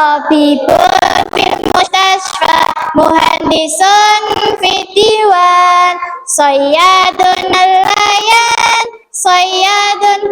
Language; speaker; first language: Arabic; non-native, fluent; Indonesian